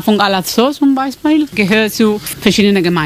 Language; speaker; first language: German; non-native, learner; Spanish